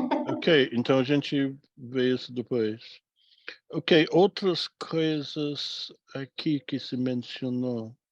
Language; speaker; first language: Portuguese; non-native, fluent; English